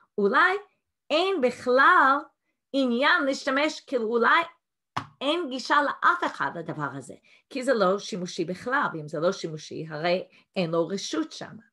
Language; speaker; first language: Hebrew; non-native, fluent; English